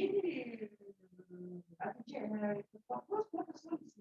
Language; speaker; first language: Russian; non-native, local second language; Kyrgyz